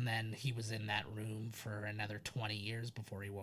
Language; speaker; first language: English; native; English